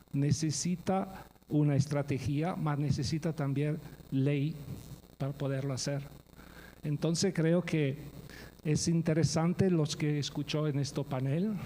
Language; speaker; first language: Spanish; non-native, fluent; Italian